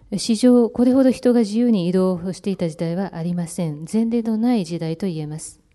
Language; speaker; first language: Japanese; native; Japanese